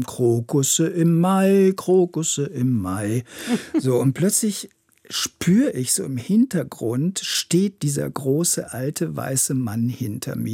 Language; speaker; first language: German; native; German